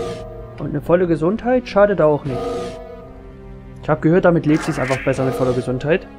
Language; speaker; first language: German; native; German